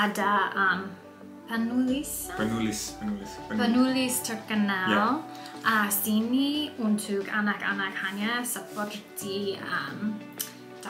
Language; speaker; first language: Indonesian; non-native, learner; English